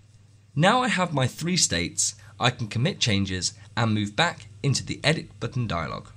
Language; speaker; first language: English; native; English